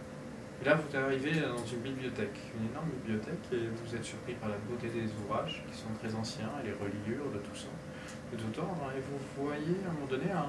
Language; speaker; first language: French; native; French